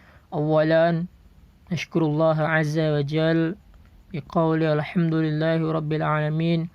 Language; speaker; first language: Arabic; non-native, fluent; Indonesian